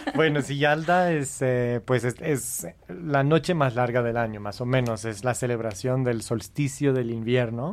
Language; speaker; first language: Spanish; non-native, fluent; English